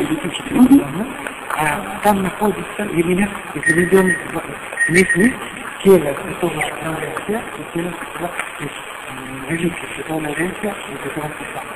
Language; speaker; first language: Russian; non-native, learner; Italian